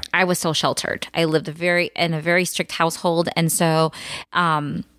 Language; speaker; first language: English; early bilingual, other home language; Khmer